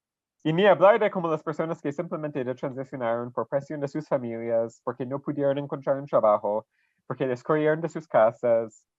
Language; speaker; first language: Spanish; non-native, fluent; English